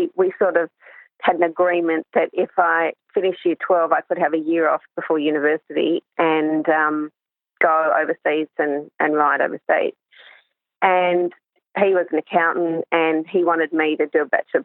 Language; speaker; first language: English; native; English